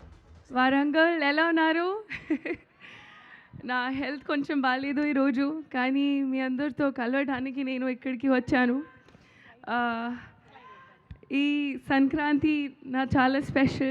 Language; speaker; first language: Telugu; non-native, learner; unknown